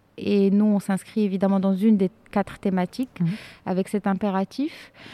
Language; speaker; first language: French; non-native, local second language; Arabic